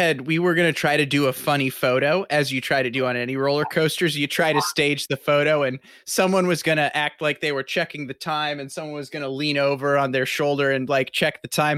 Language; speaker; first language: English; native; English